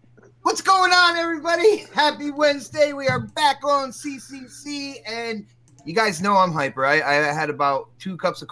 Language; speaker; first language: English; native; English